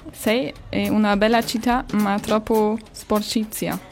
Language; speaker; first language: Italian; non-native, learner; German